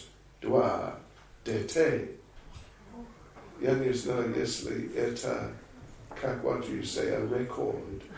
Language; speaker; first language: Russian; non-native, learner; English